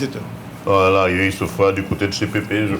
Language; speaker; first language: French; native; French